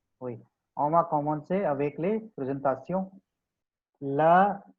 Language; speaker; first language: French; non-native, learner; Hindi